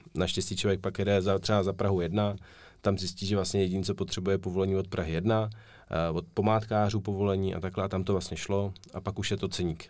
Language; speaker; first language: Czech; native; Czech